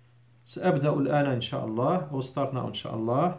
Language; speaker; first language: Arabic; non-native, fluent; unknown